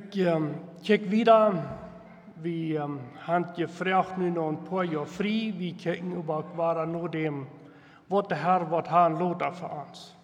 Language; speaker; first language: German; non-native, local second language; Plautdietsch